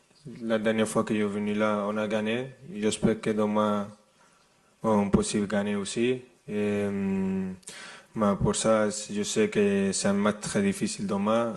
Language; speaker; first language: French; non-native, fluent; Spanish